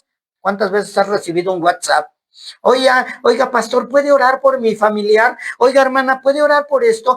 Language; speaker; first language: Spanish; native; Spanish